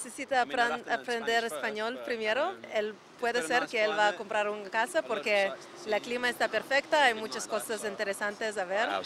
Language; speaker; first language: Spanish; non-native, learner; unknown